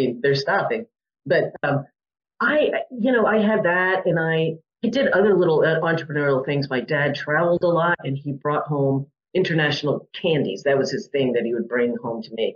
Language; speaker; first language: English; native; English